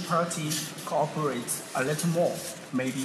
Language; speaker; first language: English; non-native, learner; Chinese